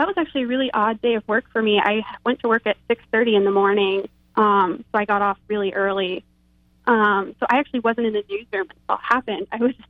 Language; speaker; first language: English; native; English